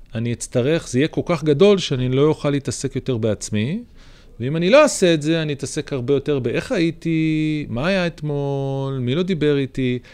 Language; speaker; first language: Hebrew; native; Hebrew